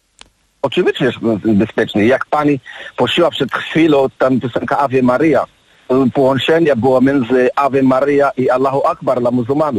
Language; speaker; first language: Polish; non-native, learner; Arabic